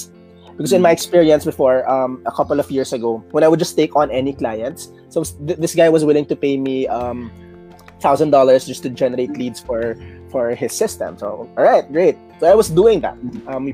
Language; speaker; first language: English; non-native, local second language; Filipino